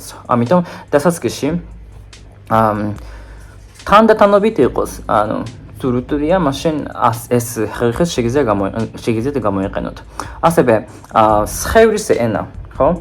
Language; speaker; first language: Georgian; non-native, fluent; Japanese